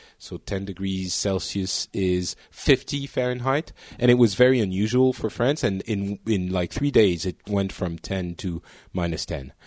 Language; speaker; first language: English; non-native, fluent; French